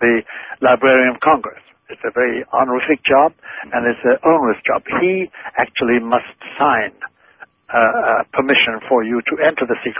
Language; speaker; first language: English; non-native, local second language; Irish